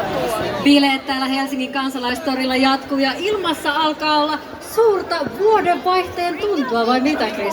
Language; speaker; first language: Finnish; native; Finnish